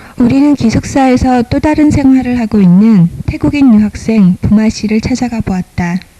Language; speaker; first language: Korean; native; Korean